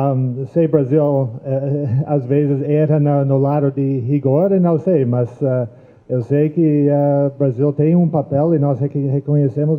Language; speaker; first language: Portuguese; non-native, fluent; English